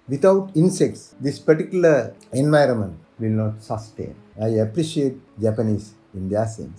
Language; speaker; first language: English; non-native, local second language; Sinhala